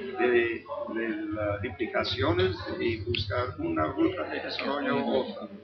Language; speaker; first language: Spanish; non-native, fluent; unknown